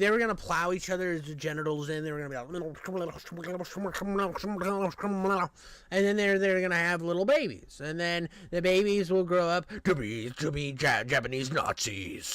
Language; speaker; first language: English; native; English